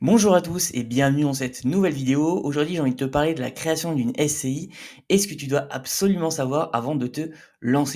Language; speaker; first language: French; native; French